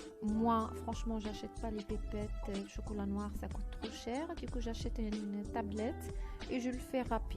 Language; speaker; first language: French; non-native, fluent; Arabic